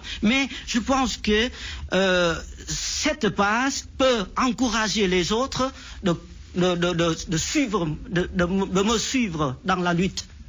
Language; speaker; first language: French; non-native, fluent; Vietnamese